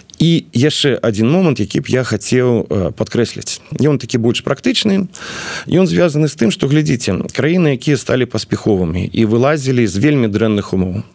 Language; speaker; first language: Belarusian; non-native, local second language; Russian